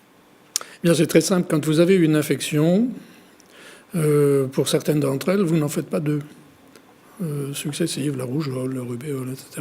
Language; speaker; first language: French; native; French